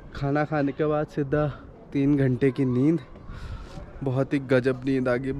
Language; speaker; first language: Hindi; native; Hindi